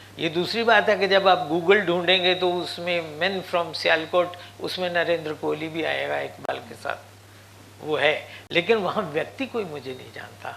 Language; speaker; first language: Hindi; non-native, local second language; Punjabi